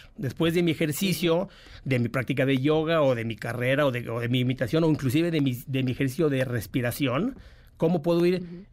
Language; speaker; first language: Spanish; native; Spanish